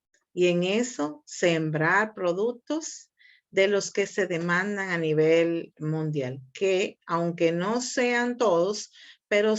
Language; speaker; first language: Spanish; native; Spanish